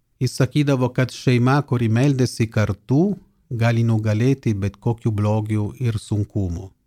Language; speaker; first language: Lithuanian; non-native, fluent; Italian